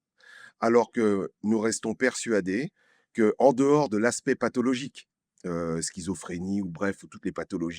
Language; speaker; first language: French; native; French